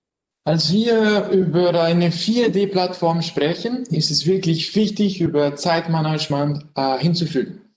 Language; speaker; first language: German; non-native, learner; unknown